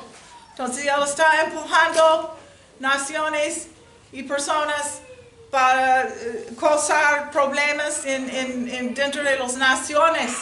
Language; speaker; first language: Spanish; non-native, learner; English